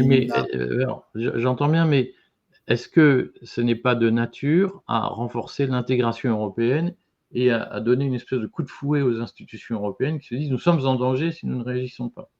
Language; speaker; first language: French; native; French